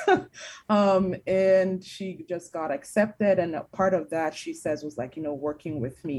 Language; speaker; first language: English; non-native, local second language; Igbo